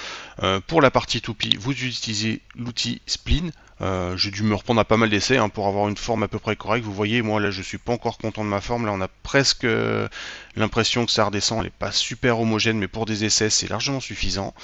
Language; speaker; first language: French; native; French